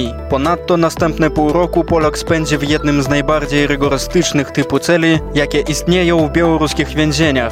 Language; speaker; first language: Polish; native; Polish